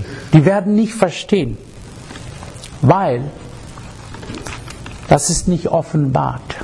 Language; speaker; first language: German; non-native, learner; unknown